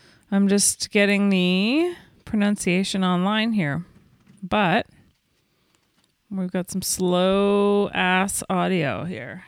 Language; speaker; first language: English; native; English